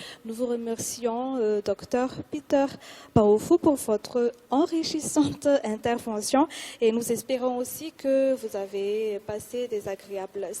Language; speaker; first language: French; non-native, local second language; Malagasy